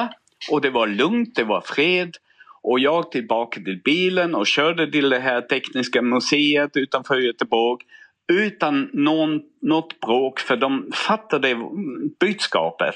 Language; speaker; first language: Swedish; non-native, fluent; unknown